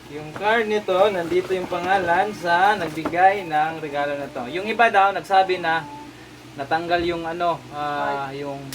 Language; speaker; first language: Filipino; non-native, local second language; Cebuano